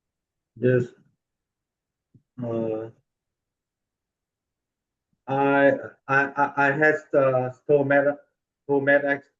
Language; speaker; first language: English; non-native, learner; Vietnamese